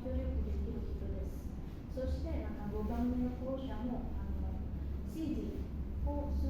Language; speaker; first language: Japanese; non-native, learner; Indonesian